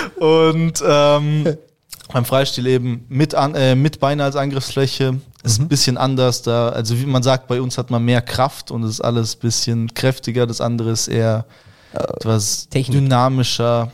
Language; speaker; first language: German; early bilingual, other home language; Russian